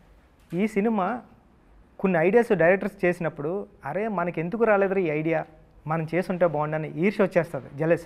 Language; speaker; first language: Telugu; native; Telugu